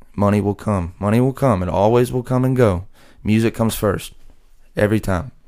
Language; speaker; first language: English; native; English